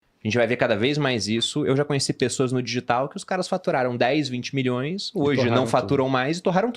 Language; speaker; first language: Portuguese; native; Portuguese